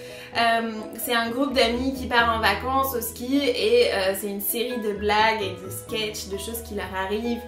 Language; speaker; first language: French; native; French